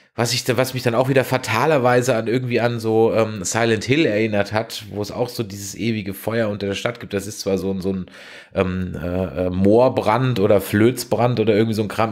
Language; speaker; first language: German; native; German